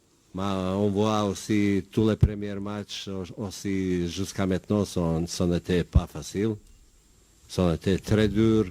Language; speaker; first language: French; non-native, learner; Bosnian